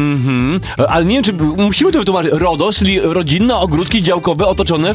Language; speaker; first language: Polish; native; Polish